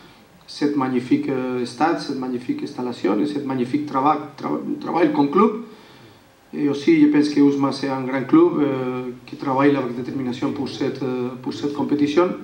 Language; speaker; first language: French; non-native, learner; Spanish